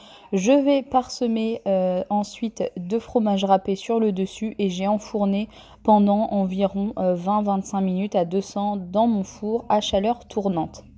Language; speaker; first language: French; native; French